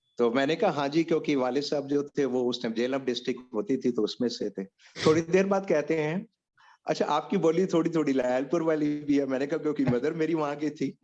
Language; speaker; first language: Hindi; non-native, local second language; Punjabi